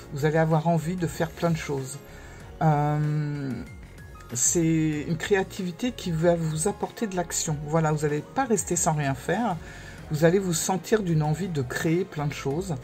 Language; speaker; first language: French; native; French